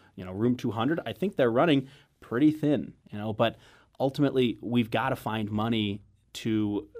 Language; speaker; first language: English; native; English